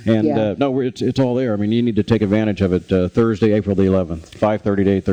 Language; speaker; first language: English; native; English